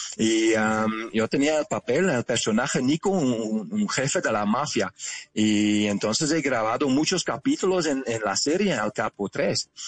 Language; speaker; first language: Spanish; non-native, fluent; Dutch